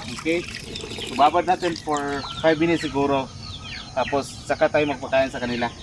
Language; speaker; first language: Filipino; non-native, local second language; Cebuano